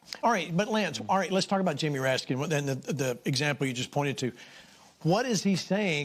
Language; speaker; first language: English; native; English